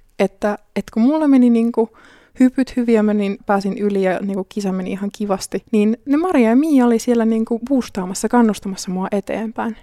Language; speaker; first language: Finnish; native; Finnish